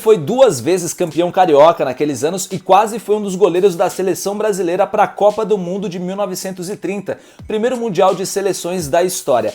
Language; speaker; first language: Portuguese; native; Portuguese